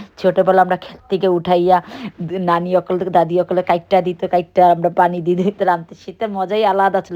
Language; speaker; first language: Bangla; native; Bangla